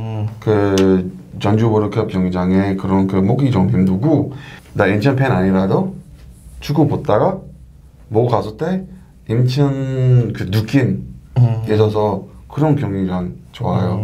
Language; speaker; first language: Korean; non-native, learner; English